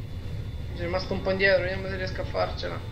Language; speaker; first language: Italian; native; Italian